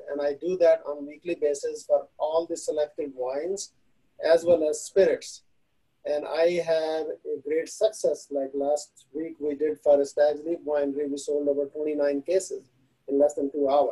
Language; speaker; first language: English; non-native, local second language; Hindi